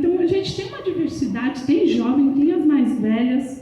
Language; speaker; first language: Portuguese; native; Portuguese